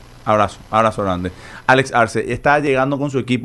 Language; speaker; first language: Spanish; native; Spanish